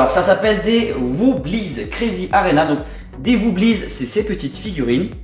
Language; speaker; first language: French; native; French